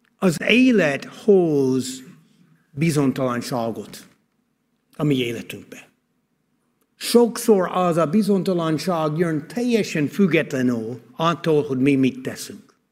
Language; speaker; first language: Hungarian; non-native, fluent; English